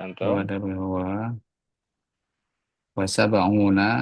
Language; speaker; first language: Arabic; non-native, learner; Indonesian